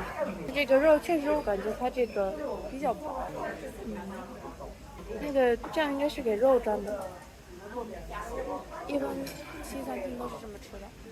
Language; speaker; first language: Chinese; non-native, fluent; English